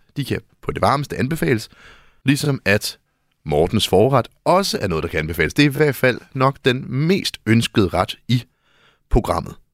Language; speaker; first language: Danish; native; Danish